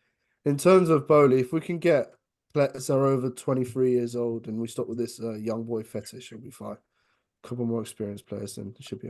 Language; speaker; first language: English; native; English